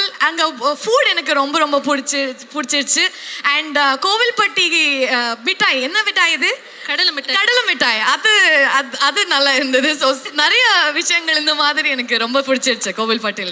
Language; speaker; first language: Tamil; non-native, local second language; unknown